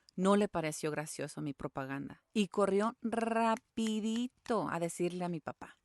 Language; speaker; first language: Spanish; early bilingual, heritage; Spanish